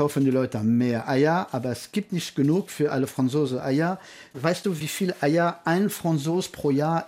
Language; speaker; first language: German; non-native, fluent; French